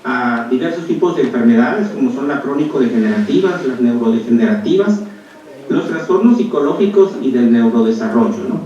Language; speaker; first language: Spanish; native; Spanish